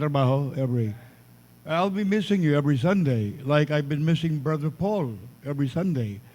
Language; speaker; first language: English; non-native, fluent; Filipino